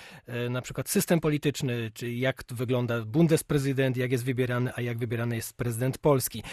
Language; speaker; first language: Polish; native; Polish